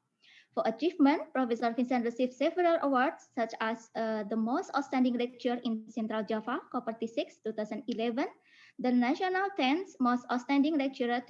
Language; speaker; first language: English; non-native, fluent; Indonesian